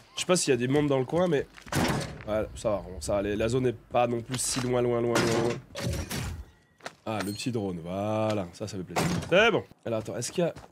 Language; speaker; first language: French; native; French